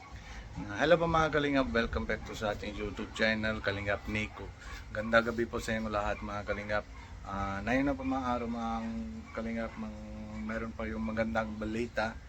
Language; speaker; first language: Filipino; non-native, learner; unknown